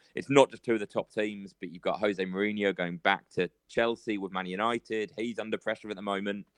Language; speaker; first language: English; native; English